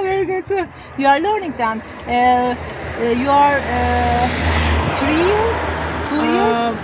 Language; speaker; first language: English; non-native, learner; Turkish